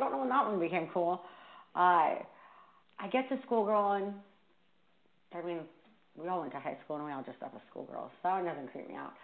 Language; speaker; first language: English; native; English